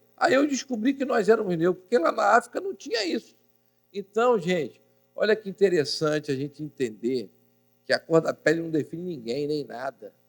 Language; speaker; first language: Portuguese; native; Portuguese